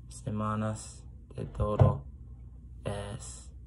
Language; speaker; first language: Spanish; non-native, learner; English